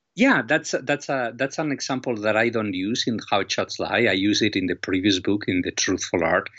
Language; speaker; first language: English; non-native, fluent; Spanish